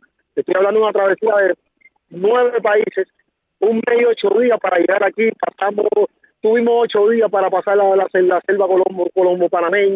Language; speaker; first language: Spanish; native; Spanish